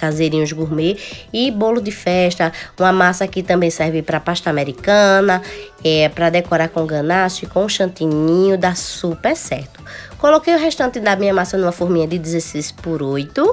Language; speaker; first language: Portuguese; native; Portuguese